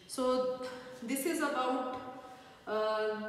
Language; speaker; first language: English; non-native, local second language; Hindi